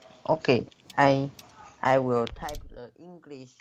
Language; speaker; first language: English; non-native, learner; Chinese